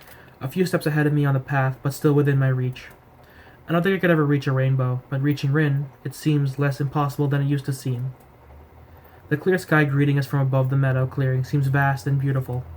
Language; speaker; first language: English; native; English